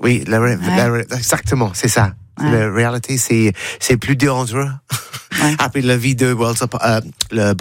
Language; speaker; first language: French; non-native, learner; English